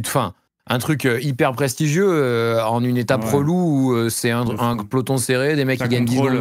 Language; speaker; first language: French; native; French